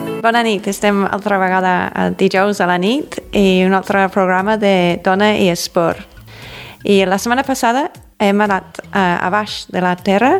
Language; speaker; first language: Catalan; non-native, fluent; English